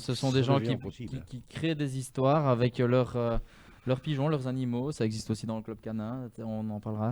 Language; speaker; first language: French; native; French